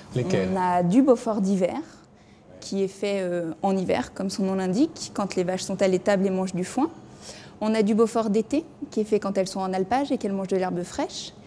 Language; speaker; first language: French; native; French